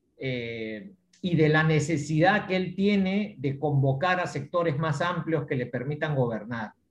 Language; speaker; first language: Spanish; native; Spanish